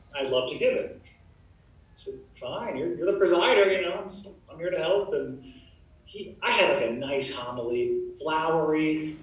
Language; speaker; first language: English; native; English